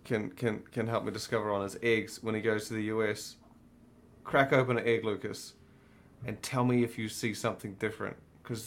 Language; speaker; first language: English; native; English